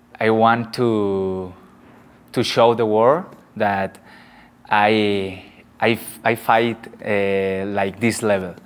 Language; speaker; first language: English; non-native, learner; Spanish